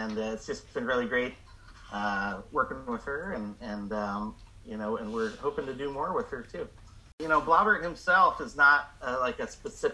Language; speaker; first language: English; native; English